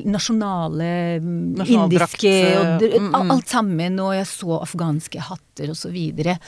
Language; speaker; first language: Norwegian; non-native, fluent; Hebrew